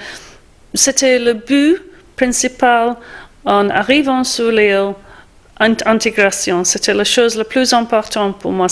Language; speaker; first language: French; non-native, fluent; English